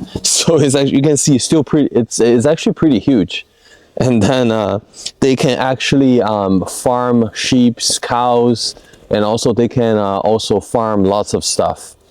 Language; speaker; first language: English; non-native, fluent; Chinese